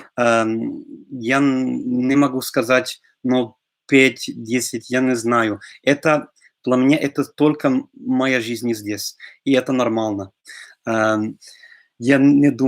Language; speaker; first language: Russian; non-native, fluent; English